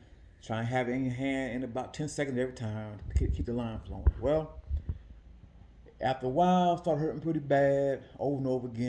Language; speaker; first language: English; native; English